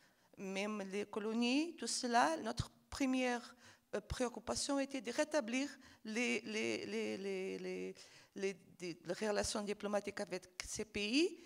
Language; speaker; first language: French; non-native, fluent; Portuguese